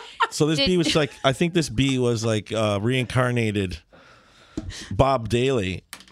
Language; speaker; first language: English; early bilingual, other home language; Spanish